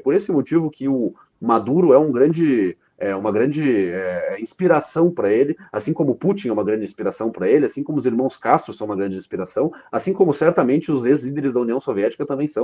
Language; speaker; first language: Portuguese; native; Portuguese